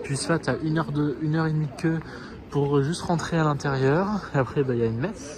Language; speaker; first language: French; native; French